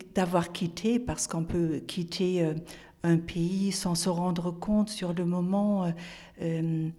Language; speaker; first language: French; non-native, fluent; German